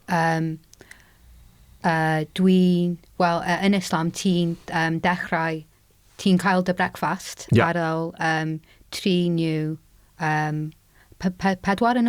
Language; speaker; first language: Welsh; non-native, local second language; English